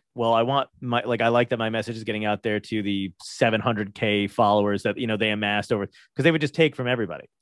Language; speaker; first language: English; native; English